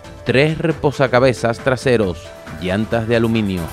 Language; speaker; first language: Spanish; native; Spanish